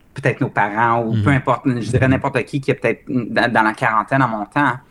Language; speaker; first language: French; native; French